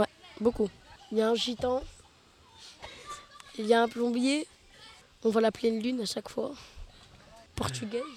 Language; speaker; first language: French; early bilingual, other home language; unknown